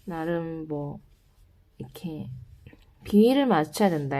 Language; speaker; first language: Korean; native; Korean